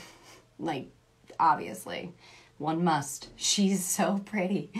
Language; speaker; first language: English; native; English